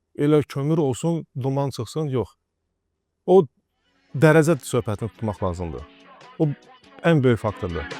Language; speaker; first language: Azerbaijani; early bilingual, other home language; Russian